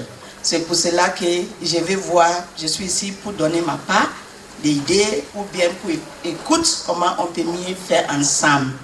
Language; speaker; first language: French; non-native, fluent; English